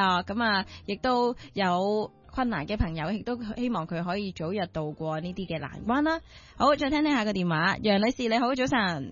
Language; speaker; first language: Cantonese; native; Cantonese